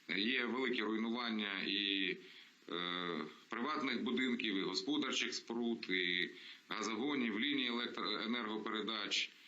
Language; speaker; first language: Ukrainian; non-native, local second language; Russian